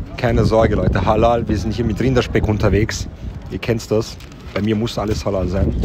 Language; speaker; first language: German; early bilingual, other home language; Bosnian